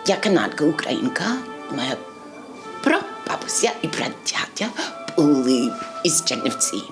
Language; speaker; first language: Ukrainian; non-native, learner; English